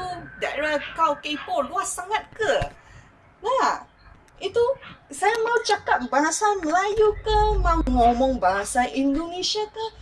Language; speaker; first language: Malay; non-native, local second language; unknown